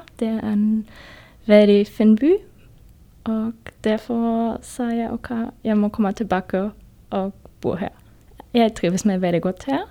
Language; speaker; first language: Norwegian; non-native, learner; German